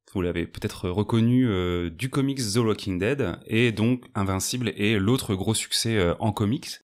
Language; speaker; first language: French; native; French